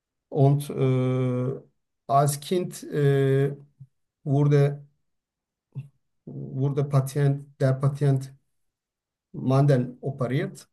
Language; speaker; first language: German; non-native, learner; Turkish